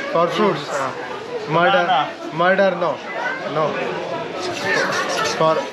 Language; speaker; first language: English; non-native, local second language; Hindi